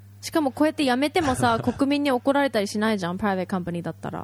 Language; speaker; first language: Japanese; native; Japanese